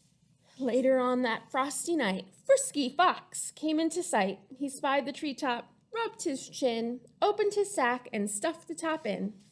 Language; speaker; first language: English; native; English